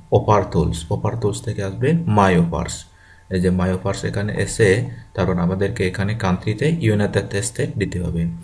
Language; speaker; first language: Bangla; non-native, local second language; Chakma